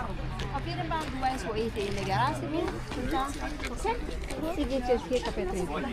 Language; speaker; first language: German; non-native, learner; Indonesian